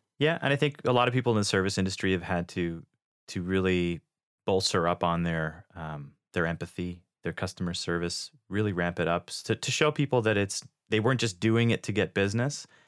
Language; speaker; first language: English; native; English